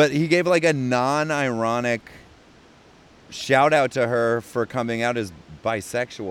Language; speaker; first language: English; native; English